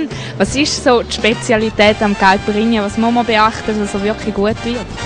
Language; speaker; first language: German; native; German